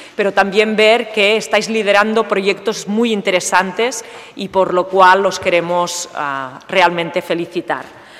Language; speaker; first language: Spanish; non-native, local second language; Catalan